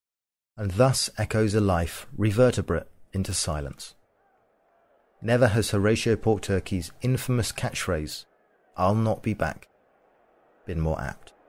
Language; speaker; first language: English; native; English